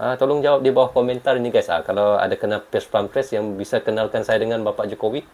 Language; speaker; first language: Malay; native; Malay